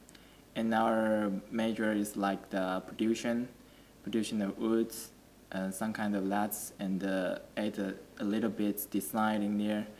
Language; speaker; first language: English; non-native, learner; Chinese